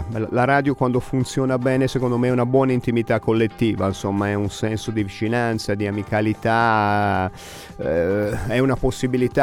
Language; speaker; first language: Italian; native; Italian